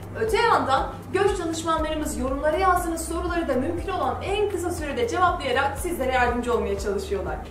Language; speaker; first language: Turkish; native; Turkish